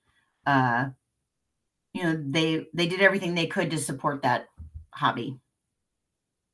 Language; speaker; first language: English; native; English